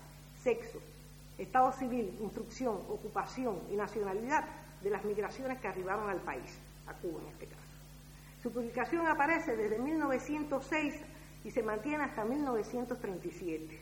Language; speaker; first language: Spanish; native; Spanish